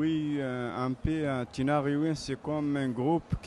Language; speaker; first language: French; non-native, local second language; Tamasheq